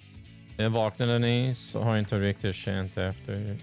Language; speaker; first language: Swedish; non-native, fluent; English